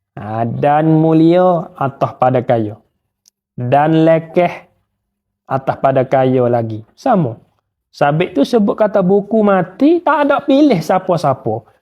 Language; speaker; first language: Malay; native; Malay